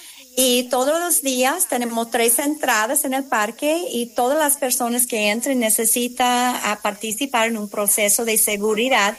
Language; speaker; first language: Spanish; non-native, fluent; English